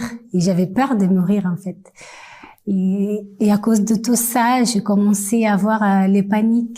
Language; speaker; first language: French; non-native, fluent; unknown